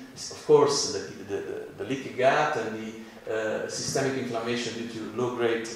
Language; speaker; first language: English; non-native, fluent; Italian